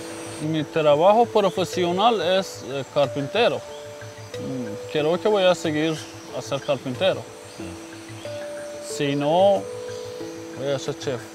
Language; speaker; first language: Spanish; non-native, learner; Haitian Creole